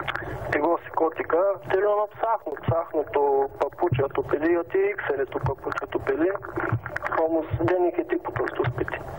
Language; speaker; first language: Greek; non-native, learner; Bulgarian